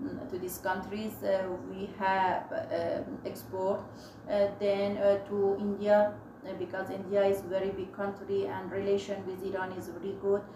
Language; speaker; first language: English; non-native, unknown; Persian